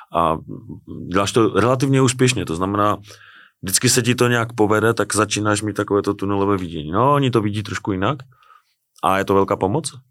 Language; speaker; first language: Czech; native; Czech